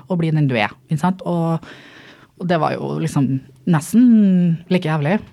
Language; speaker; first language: Norwegian; native; Norwegian